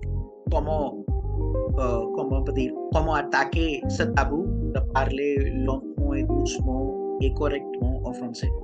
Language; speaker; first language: French; non-native, local second language; Hindi